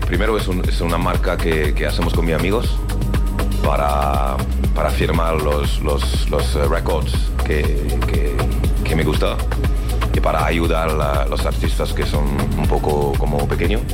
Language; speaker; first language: Spanish; non-native, learner; French